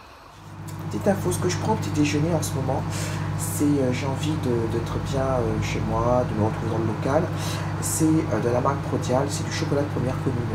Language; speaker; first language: French; native; French